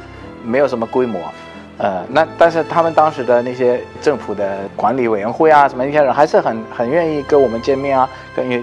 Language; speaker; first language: Chinese; non-native, fluent; Danish